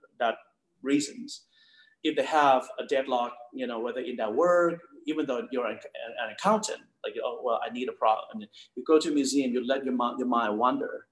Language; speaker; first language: English; non-native, fluent; Thai